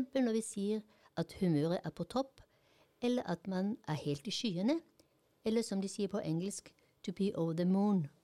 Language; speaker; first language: Norwegian; non-native, fluent; German